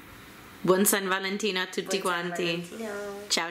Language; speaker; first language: Italian; early bilingual, heritage; Italian